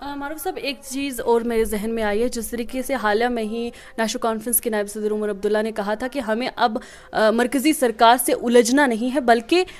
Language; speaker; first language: Hindi; non-native, local second language; Kashmiri